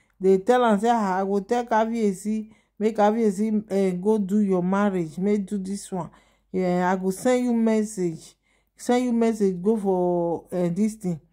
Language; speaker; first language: Nigerian Pidgin; non-native, local second language; Yoruba